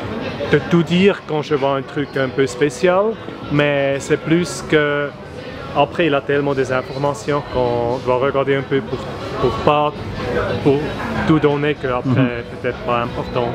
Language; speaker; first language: French; non-native, fluent; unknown